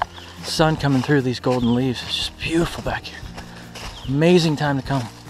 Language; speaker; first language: English; native; English